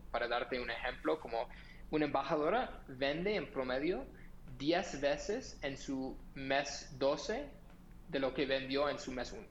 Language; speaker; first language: Spanish; non-native, fluent; English